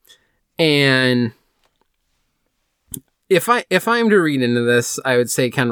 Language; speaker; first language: English; native; English